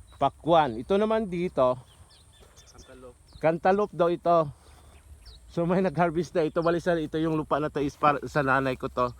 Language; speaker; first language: Filipino; non-native, local second language; Cebuano